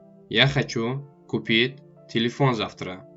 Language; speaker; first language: Russian; non-native, local second language; Tajik